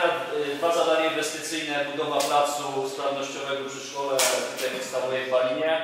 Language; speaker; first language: Polish; native; Polish